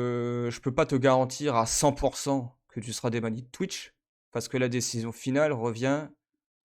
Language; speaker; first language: French; native; French